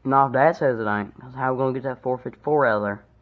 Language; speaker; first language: English; native; English